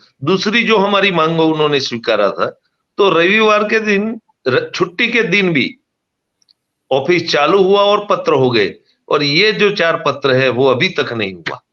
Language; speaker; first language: Hindi; non-native, local second language; Gujarati